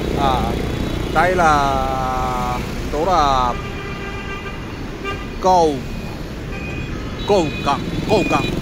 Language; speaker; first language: Vietnamese; non-native, learner; Japanese